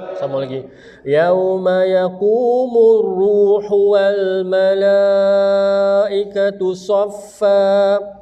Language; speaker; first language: Malay; native; Malay